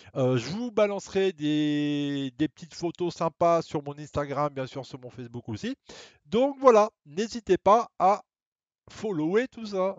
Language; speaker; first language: French; native; French